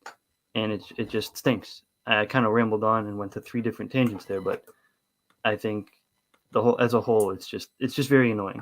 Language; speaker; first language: English; native; English